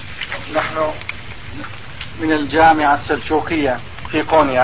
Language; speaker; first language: Arabic; non-native, fluent; Turkish